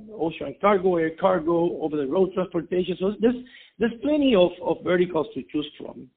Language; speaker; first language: English; non-native, fluent; Spanish